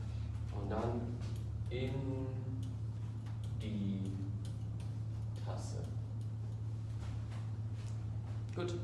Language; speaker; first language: German; non-native, fluent; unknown